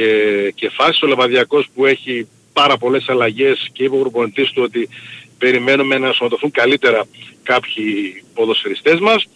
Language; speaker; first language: Greek; native; Greek